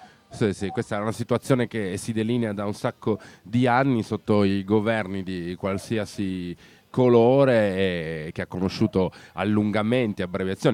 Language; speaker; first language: Italian; native; Italian